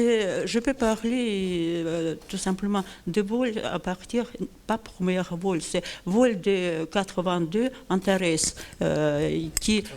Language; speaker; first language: French; non-native, learner; Russian